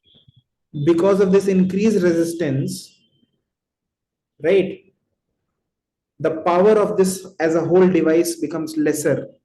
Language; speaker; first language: English; non-native, local second language; Hindi